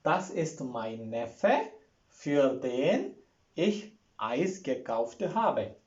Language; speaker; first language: German; non-native, fluent; Malayalam